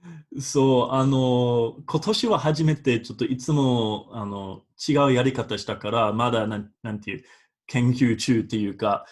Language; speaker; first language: Japanese; non-native, fluent; English